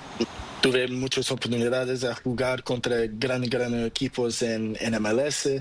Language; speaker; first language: Spanish; non-native, learner; Portuguese